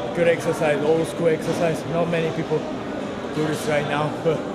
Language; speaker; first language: English; non-native, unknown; Japanese